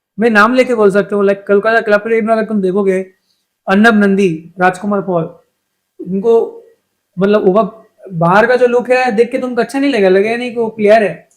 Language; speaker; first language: Hindi; non-native, local second language; Bangla